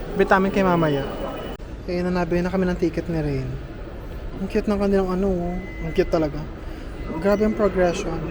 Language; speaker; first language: Filipino; native; Filipino